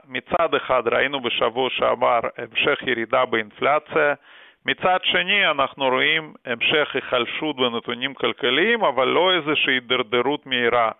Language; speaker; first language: Hebrew; early bilingual, other home language; Russian